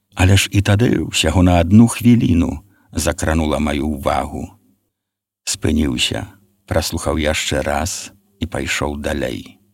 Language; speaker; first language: Belarusian; native; Belarusian